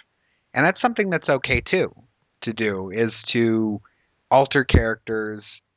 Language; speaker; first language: English; native; English